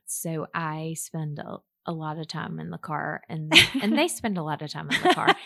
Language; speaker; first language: English; native; English